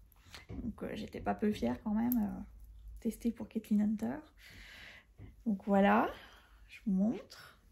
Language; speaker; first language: French; native; French